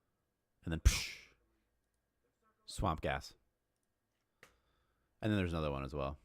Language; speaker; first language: English; native; English